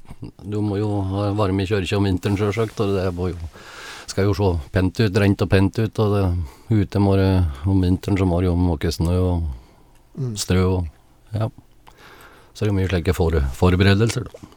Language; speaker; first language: Norwegian; native; Norwegian